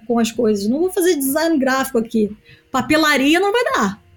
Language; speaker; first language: Portuguese; native; Portuguese